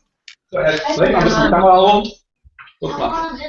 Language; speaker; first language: German; native; German